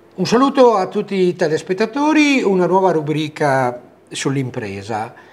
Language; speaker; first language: Italian; native; Italian